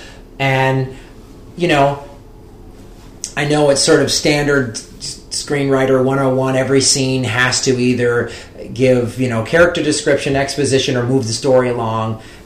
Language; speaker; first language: English; native; English